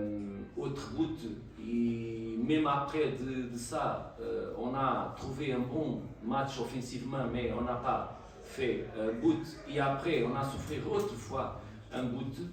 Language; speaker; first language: French; non-native, learner; Portuguese